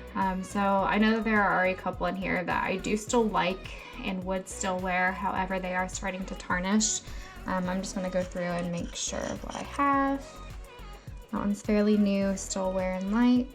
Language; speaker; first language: English; native; English